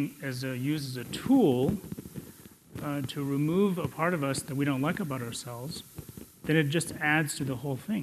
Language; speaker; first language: English; non-native, local second language; Tibetan